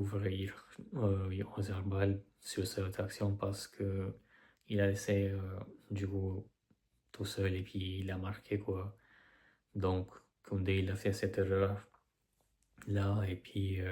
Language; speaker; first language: French; non-native, fluent; Albanian